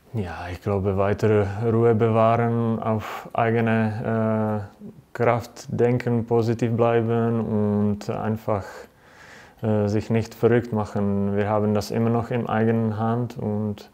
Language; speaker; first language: German; non-native, fluent; Czech